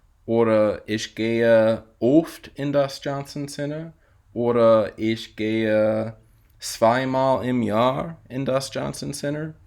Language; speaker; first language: German; non-native, fluent; English